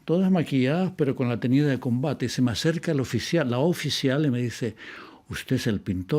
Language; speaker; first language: Spanish; native; Spanish